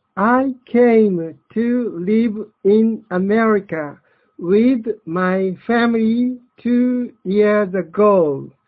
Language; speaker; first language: English; non-native, fluent; Japanese